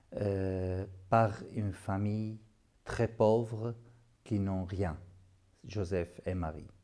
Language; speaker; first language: French; non-native, fluent; Arabic